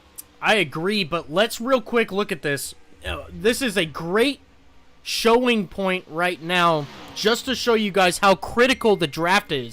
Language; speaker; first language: English; native; English